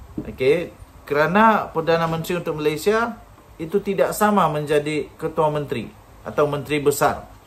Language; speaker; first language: Malay; native; Malay